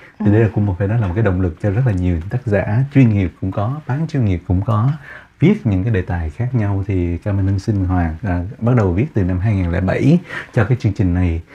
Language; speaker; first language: Vietnamese; native; Vietnamese